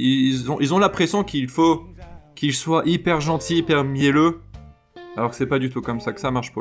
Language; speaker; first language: French; native; French